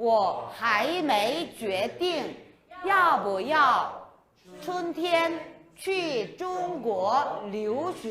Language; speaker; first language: Chinese; non-native, fluent; Korean